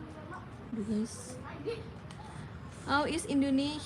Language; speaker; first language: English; non-native, learner; Indonesian